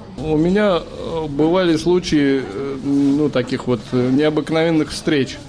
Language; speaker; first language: Russian; native; Russian